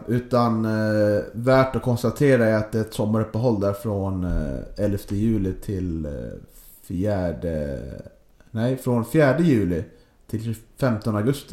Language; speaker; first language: Swedish; native; Swedish